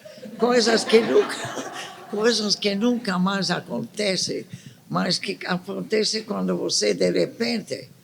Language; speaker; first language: Portuguese; non-native, fluent; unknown